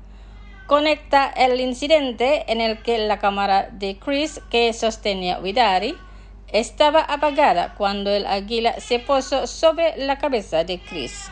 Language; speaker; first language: Spanish; non-native, fluent; Indonesian